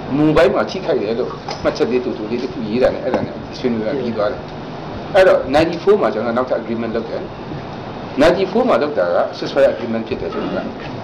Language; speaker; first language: Burmese; non-native, local second language; Kachin